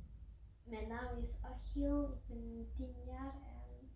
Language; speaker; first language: Dutch; early bilingual, other home language; Mongolian